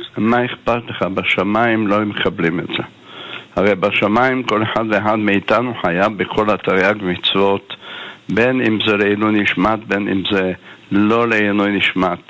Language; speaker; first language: Hebrew; native; Hebrew